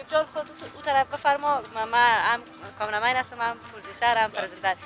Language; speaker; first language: Persian; native; Persian